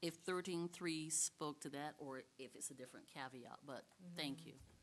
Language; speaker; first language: English; native; English